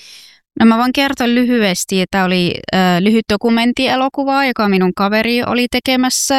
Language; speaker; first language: Finnish; non-native, fluent; Persian